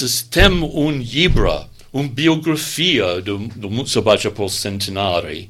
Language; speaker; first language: Catalan; non-native, learner; English